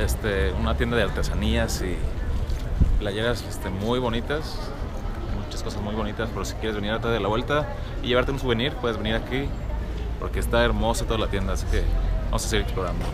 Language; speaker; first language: Spanish; native; Spanish